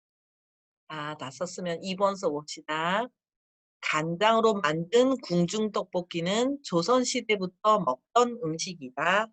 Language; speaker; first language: Korean; native; Korean